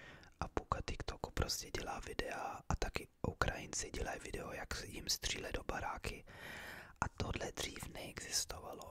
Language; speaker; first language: Czech; early bilingual, heritage; English